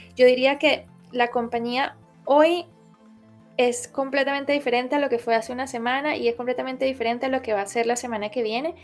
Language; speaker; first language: Spanish; native; Spanish